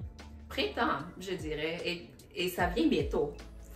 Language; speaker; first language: French; non-native, local second language; English